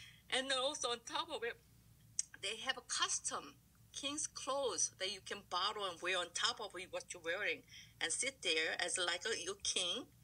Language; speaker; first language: English; non-native, fluent; Korean